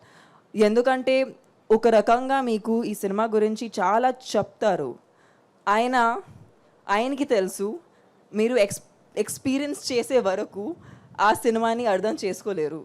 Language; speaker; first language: Telugu; non-native, fluent; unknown